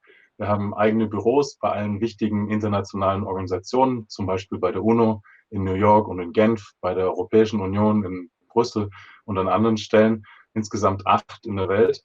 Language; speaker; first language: German; native; German